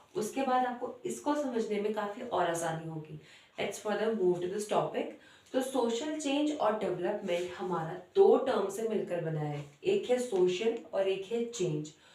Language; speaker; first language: Hindi; native; Hindi